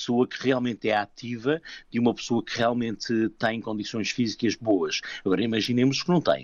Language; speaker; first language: Portuguese; native; Portuguese